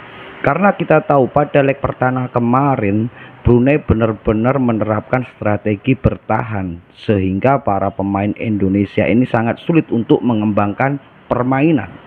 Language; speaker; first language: Indonesian; native; Indonesian